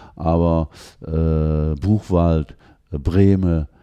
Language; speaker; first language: German; native; German